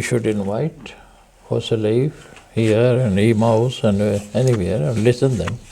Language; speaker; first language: English; non-native, fluent; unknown